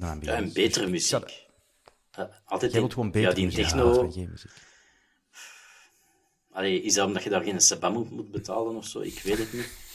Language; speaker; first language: Dutch; native; Dutch